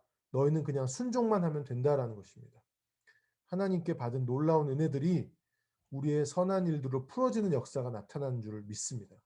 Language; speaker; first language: Korean; native; Korean